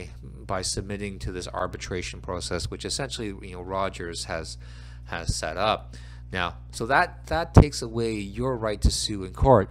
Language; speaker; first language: English; native; English